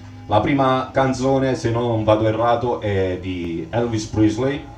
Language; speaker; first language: Italian; native; Italian